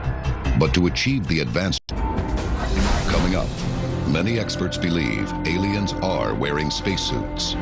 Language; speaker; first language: English; native; English